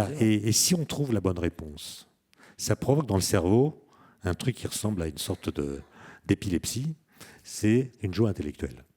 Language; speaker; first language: French; native; French